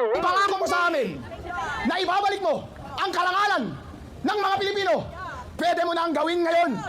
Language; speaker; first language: Filipino; non-native, local second language; Iloko